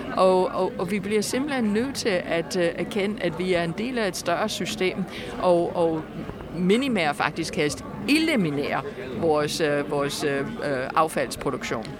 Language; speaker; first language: Danish; non-native, fluent; English